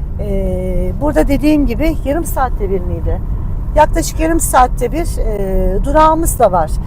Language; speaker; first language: Turkish; native; Turkish